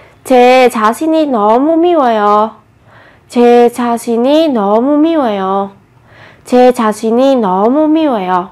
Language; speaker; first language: Korean; non-native, fluent; Vietnamese